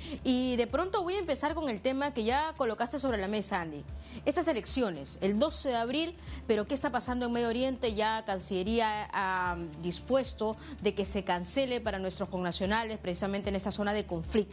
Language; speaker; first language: Spanish; native; Spanish